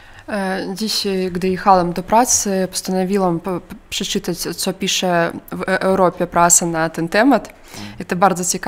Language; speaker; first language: Polish; non-native, fluent; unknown